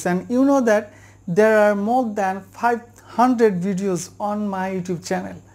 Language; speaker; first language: English; non-native, local second language; Bangla